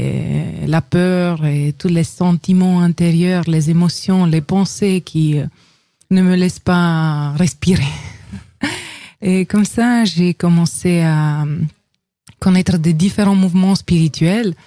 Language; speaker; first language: French; non-native, fluent; Romanian